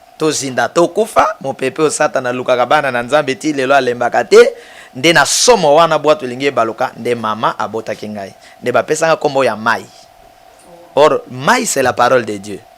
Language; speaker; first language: Lingala; native; Lingala